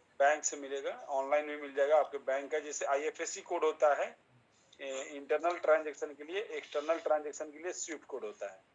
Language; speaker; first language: Hindi; native; Hindi